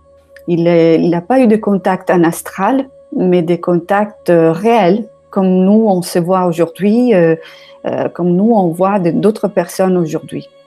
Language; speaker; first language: French; non-native, fluent; Italian